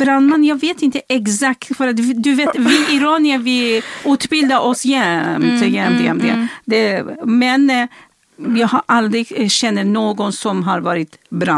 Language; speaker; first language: Swedish; non-native, fluent; Persian